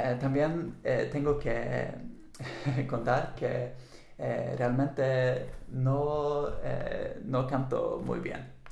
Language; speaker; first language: Spanish; non-native, learner; Swedish